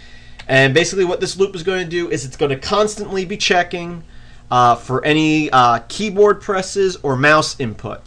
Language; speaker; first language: English; native; English